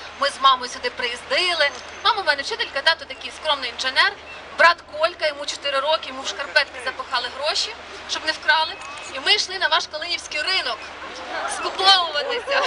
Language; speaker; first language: Ukrainian; native; Ukrainian